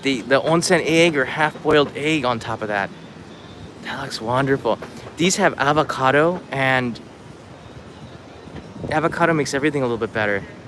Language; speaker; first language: English; native; English